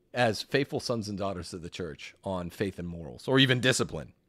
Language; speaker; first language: English; native; English